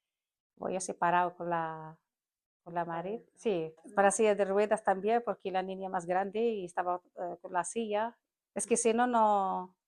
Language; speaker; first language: Spanish; non-native, learner; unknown